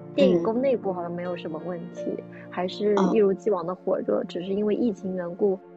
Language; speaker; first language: Chinese; native; Chinese